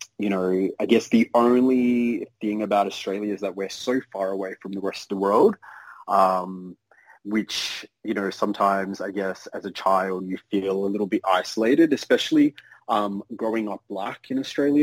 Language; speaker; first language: English; native; English